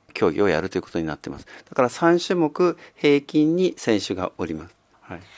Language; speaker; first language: Japanese; native; Japanese